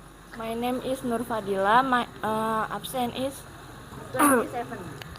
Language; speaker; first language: English; non-native, learner; Indonesian